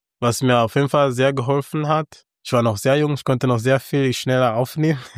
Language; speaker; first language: German; non-native, fluent; Kinyarwanda